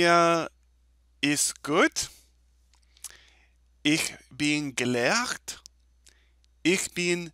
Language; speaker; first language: German; non-native, learner; Spanish